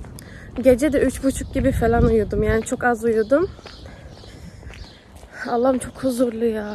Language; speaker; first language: Turkish; early bilingual, heritage; Turkish